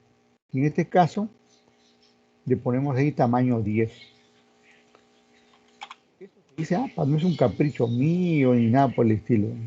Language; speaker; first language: Spanish; native; Spanish